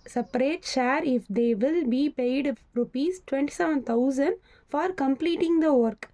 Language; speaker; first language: English; non-native, local second language; Tamil